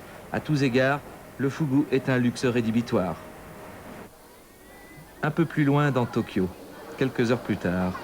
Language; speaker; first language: French; native; French